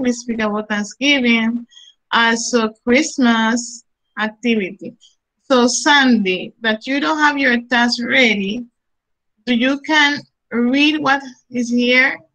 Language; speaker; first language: English; non-native, fluent; Spanish